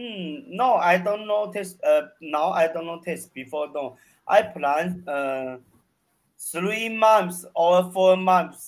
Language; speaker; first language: English; non-native, learner; Chinese